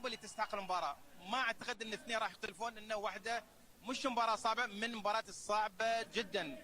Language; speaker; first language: Arabic; native; Arabic